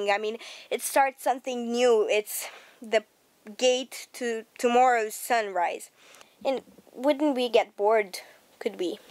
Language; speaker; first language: English; non-native, fluent; Romanian